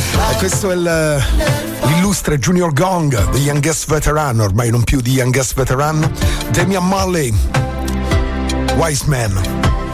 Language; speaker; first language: Italian; native; Italian